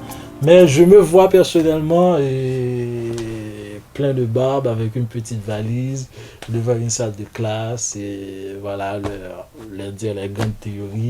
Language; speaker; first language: French; non-native, local second language; Haitian Creole